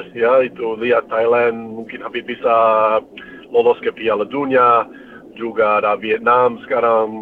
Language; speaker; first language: Indonesian; non-native, fluent; English